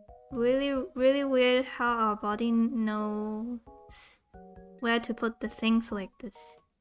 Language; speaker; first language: English; non-native, local second language; Cantonese